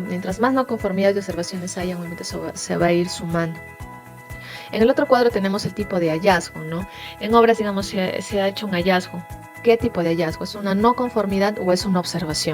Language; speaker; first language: Spanish; native; Spanish